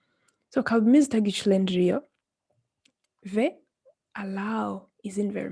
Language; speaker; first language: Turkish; non-native, fluent; English